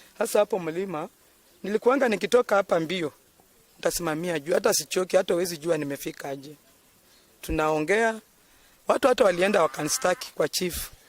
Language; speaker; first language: Swahili; non-native, local second language; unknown